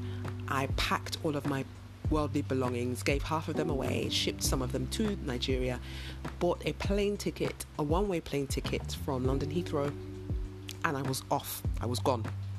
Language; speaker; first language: English; native; English